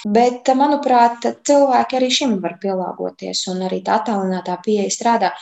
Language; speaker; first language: Latvian; native; Latvian